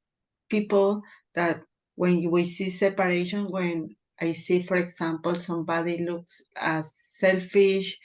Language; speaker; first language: English; non-native, fluent; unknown